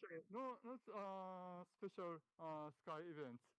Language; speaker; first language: English; non-native, learner; Japanese